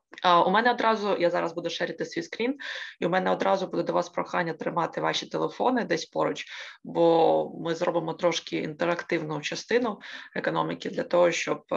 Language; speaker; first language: Ukrainian; native; Ukrainian